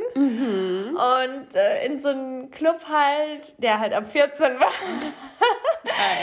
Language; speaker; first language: German; native; German